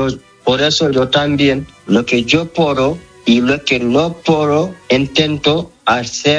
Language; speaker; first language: Spanish; non-native, learner; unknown